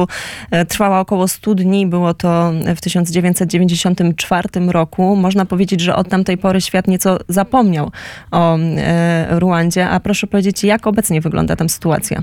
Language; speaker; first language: Polish; native; Polish